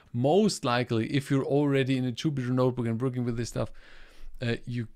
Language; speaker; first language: English; non-native, fluent; German